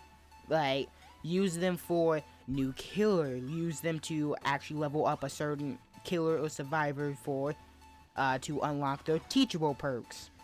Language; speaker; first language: English; native; English